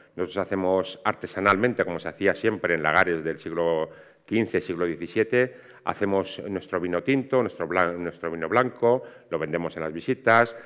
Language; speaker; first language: Spanish; native; Spanish